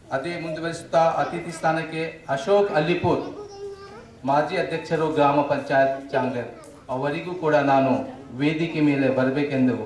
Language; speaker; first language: Kannada; non-native, local second language; Urdu